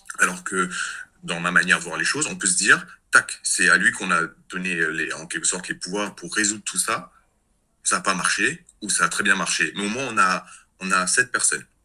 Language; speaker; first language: French; native; French